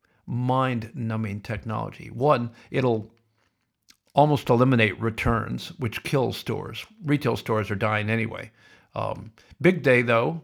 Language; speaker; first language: English; native; English